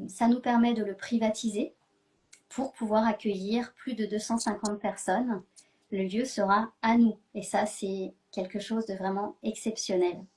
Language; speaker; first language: French; native; French